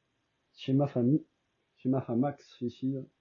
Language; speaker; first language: French; non-native, fluent; Albanian